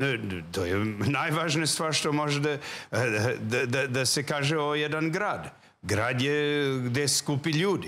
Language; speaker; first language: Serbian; non-native, learner; English